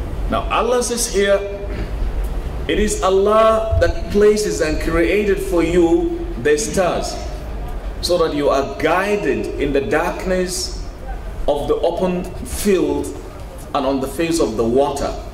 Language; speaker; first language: English; non-native, local second language; Hausa